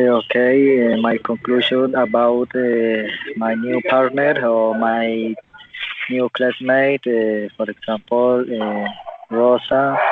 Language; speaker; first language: English; non-native, learner; Spanish